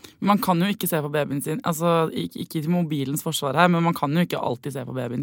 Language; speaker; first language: Norwegian; native; Norwegian